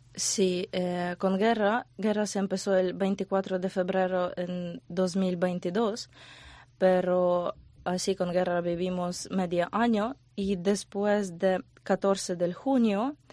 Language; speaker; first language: Spanish; non-native, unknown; Ukrainian